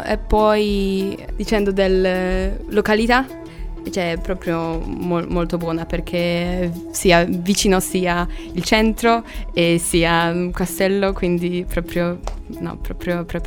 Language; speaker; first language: Italian; non-native, fluent; Polish